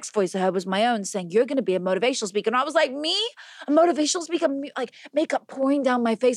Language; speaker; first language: English; native; English